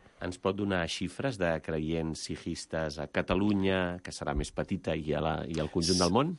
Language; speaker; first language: Catalan; native; Catalan